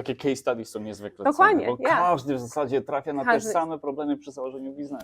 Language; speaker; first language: Polish; native; Polish